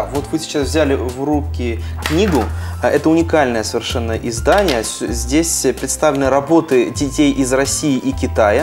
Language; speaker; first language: Russian; native; Russian